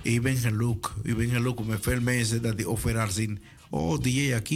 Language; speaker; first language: Dutch; non-native, learner; Spanish